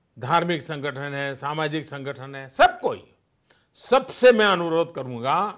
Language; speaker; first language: Hindi; native; Hindi